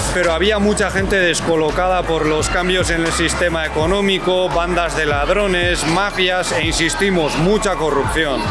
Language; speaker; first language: Spanish; native; Spanish